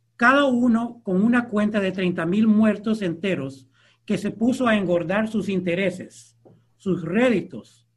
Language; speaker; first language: Spanish; early bilingual, heritage; Spanish